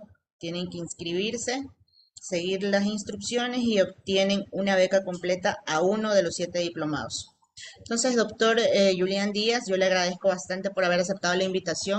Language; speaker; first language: Spanish; native; Spanish